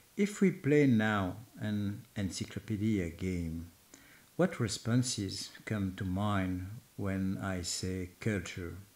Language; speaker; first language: English; non-native, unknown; French